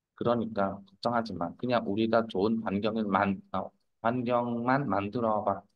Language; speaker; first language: Korean; non-native, fluent; Vietnamese